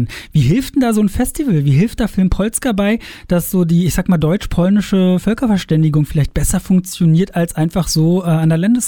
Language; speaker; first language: German; native; German